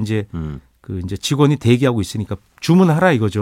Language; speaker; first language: Korean; native; Korean